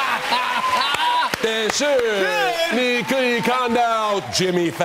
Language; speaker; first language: Chinese; non-native, learner; English